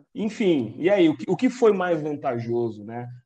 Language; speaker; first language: Portuguese; native; Portuguese